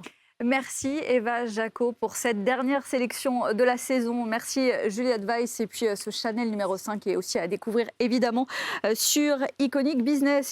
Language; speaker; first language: French; native; French